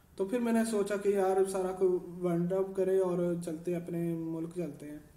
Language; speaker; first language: Urdu; non-native, local second language; Punjabi